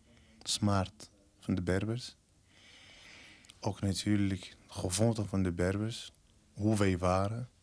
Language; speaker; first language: Dutch; non-native, learner; Berber languages